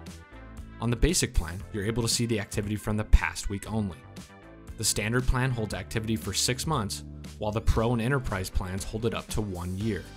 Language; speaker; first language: English; native; English